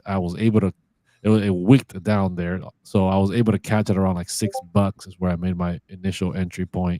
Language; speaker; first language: English; native; English